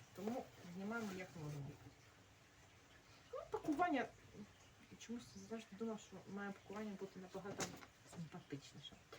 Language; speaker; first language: Ukrainian; native; Ukrainian